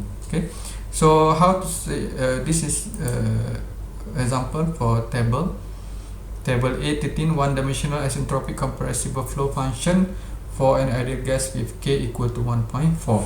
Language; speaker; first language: English; non-native, local second language; Malay